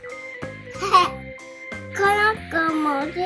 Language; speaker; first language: Japanese; early bilingual, heritage; Japanese